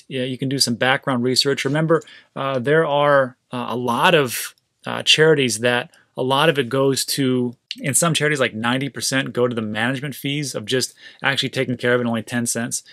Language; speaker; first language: English; native; English